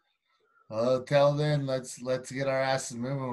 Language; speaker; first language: English; native; English